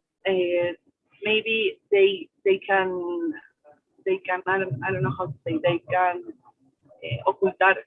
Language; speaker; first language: English; non-native, learner; Spanish